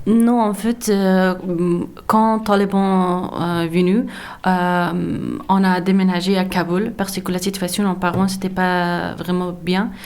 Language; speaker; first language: French; non-native, learner; Persian